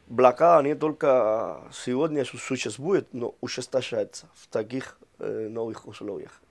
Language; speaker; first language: Russian; non-native, fluent; Spanish